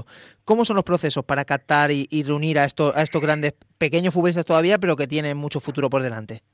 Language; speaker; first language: Spanish; native; Spanish